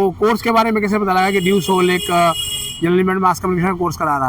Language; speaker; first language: Hindi; native; Hindi